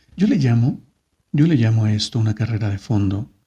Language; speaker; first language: Spanish; native; Spanish